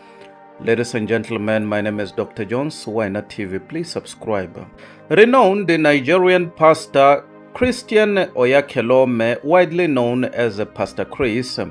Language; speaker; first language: English; non-native, local second language; Tsonga